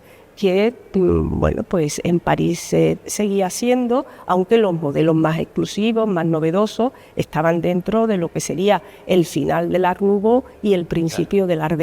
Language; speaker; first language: Spanish; native; Spanish